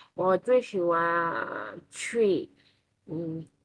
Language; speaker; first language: Chinese; non-native, learner; Burmese